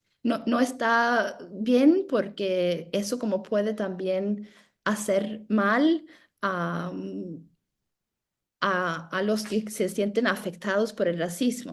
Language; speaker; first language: Spanish; non-native, fluent; Norwegian